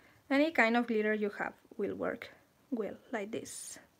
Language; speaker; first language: English; non-native, fluent; Spanish